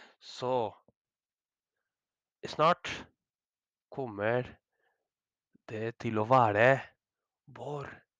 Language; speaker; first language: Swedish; non-native, learner; Spanish